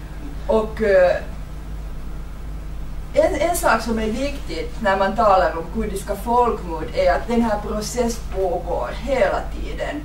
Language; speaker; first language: Swedish; non-native, fluent; Finnish